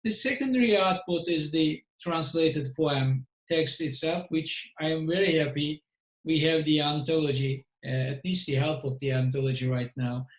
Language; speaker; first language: English; non-native, fluent; Turkish